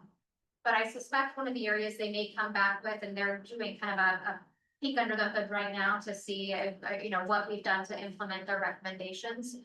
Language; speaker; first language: English; native; English